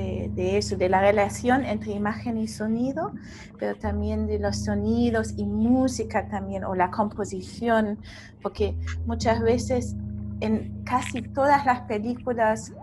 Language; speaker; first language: Spanish; non-native, fluent; German